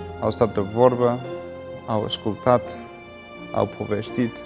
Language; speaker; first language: Romanian; non-native, fluent; English